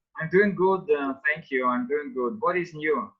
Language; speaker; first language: English; non-native, fluent; Russian